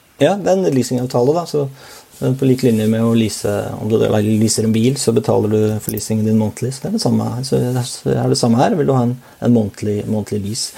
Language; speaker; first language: Norwegian; native; Norwegian